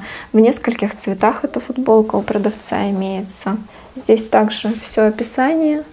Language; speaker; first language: Russian; native; Russian